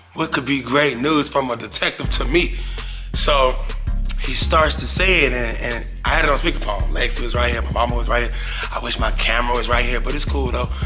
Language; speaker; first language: English; native; English